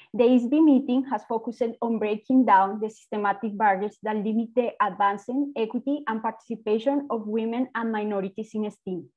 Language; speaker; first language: English; non-native, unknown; Spanish